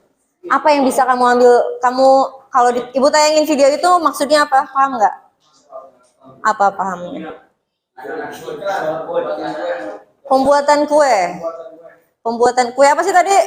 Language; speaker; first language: Indonesian; native; Indonesian